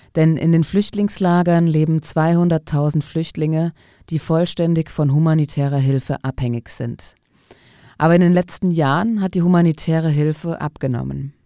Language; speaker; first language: German; non-native, fluent; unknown